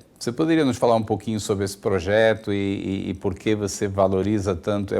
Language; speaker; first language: Portuguese; native; Portuguese